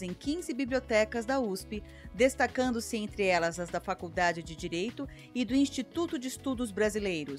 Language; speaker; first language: Portuguese; native; Portuguese